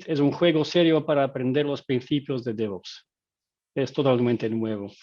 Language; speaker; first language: Spanish; non-native, fluent; Dutch